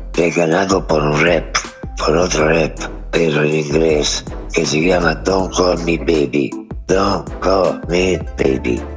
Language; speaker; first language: Spanish; non-native, fluent; Italian